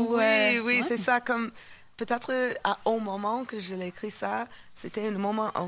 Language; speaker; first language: French; non-native, fluent; English